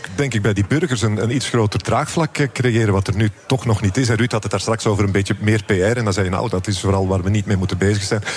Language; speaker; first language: Dutch; native; Dutch